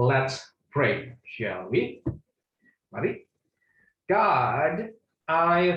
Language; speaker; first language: English; non-native, fluent; Indonesian